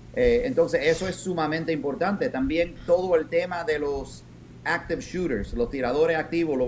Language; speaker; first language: Spanish; early bilingual, heritage; Spanish